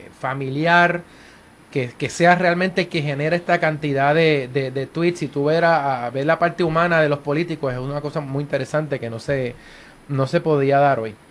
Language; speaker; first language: Spanish; native; Spanish